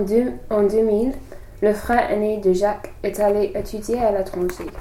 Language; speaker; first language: French; non-native, learner; English